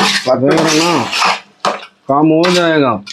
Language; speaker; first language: Hindi; non-native, local second language; Tamil